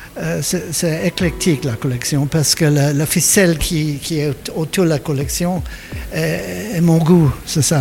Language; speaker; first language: French; non-native, learner; English